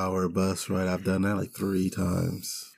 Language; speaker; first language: English; native; English